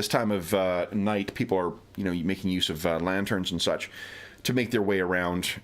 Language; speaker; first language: English; native; English